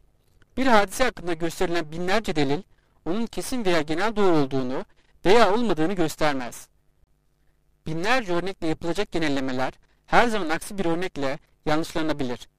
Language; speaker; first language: Turkish; native; Turkish